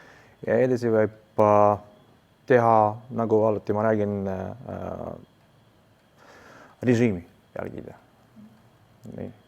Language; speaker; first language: Estonian; non-native, local second language; Russian